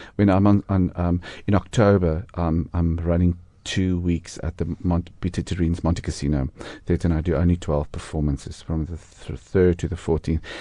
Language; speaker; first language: English; non-native, local second language; Afrikaans